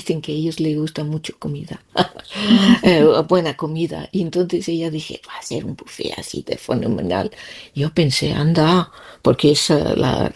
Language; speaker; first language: Spanish; non-native, learner; Danish